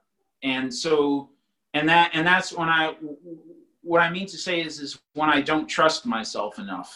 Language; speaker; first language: English; native; English